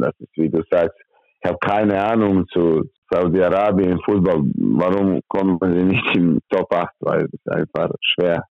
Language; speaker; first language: German; non-native, learner; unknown